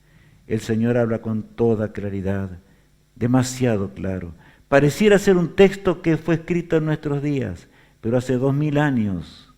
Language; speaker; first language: Spanish; native; Spanish